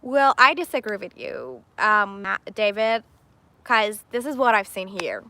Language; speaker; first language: English; non-native, fluent; Persian